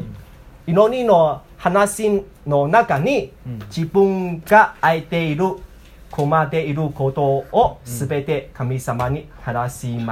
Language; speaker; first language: Japanese; non-native, learner; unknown